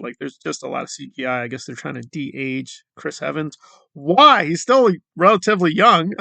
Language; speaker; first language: English; native; English